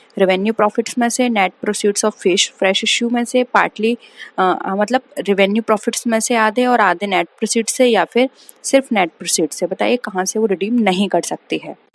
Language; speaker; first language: Hindi; native; Hindi